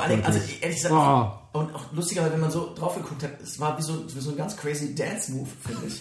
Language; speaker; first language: German; native; German